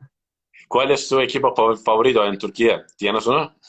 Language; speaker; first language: Spanish; non-native, learner; Turkish